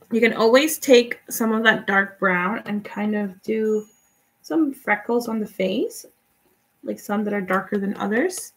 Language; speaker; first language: English; non-native, fluent; Spanish